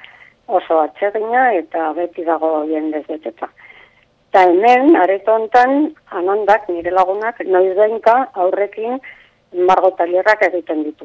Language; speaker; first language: Basque; non-native, local second language; Spanish